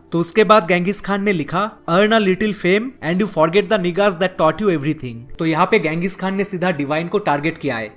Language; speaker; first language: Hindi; non-native, local second language; Bangla